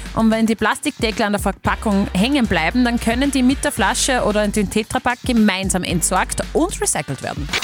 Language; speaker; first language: German; native; German